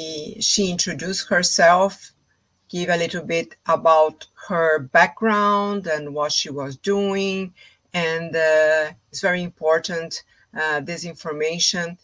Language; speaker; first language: English; non-native, fluent; Portuguese